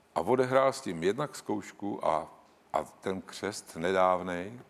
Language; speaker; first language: Czech; native; Czech